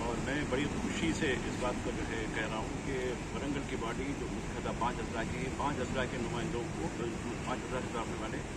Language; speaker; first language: Hindi; non-native, local second language; Urdu